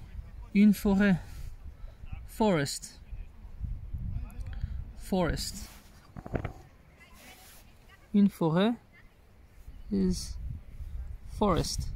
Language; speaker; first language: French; non-native, learner; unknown